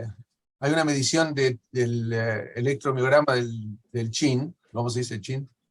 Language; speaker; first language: Spanish; native; Spanish